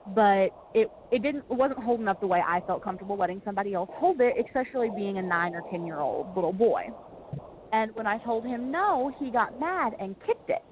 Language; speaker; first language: English; native; English